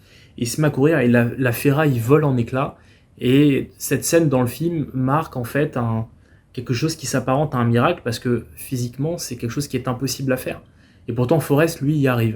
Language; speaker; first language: French; native; French